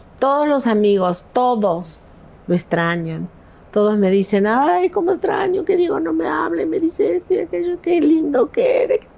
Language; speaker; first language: Spanish; native; Spanish